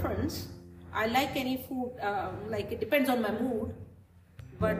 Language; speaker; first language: English; non-native, local second language; Urdu